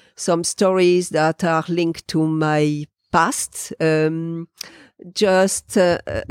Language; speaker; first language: English; non-native, fluent; French